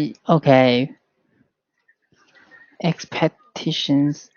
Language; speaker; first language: English; non-native, learner; Chinese